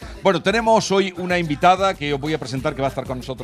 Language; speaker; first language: Spanish; native; Spanish